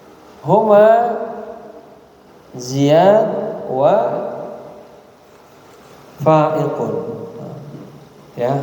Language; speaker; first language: Arabic; non-native, fluent; Indonesian